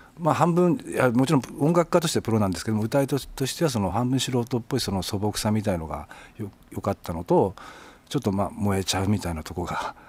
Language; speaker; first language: Japanese; native; Japanese